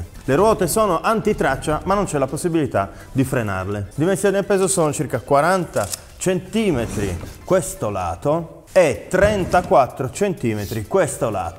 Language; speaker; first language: Italian; native; Italian